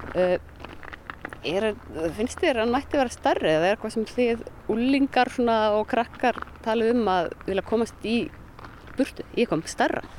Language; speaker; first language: Icelandic; native; Icelandic